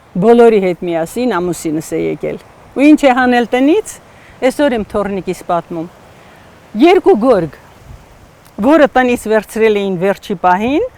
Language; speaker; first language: Armenian; native; Armenian